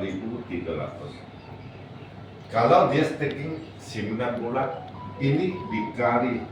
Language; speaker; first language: Indonesian; non-native, learner; Chinese